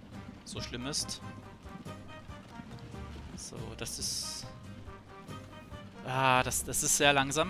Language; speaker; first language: German; native; German